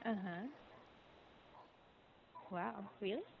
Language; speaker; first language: English; non-native, local second language; Filipino